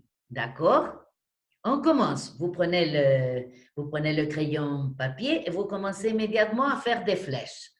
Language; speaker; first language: French; non-native, fluent; Spanish